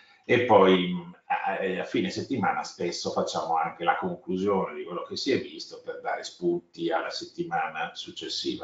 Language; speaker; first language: Italian; native; Italian